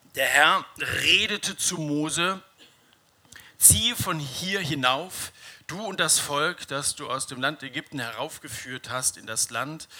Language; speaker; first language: German; native; German